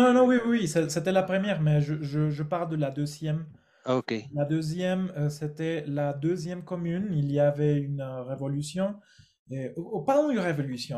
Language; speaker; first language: French; non-native, fluent; Spanish